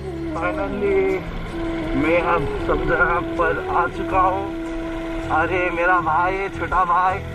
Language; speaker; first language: Hindi; non-native, learner; Nepali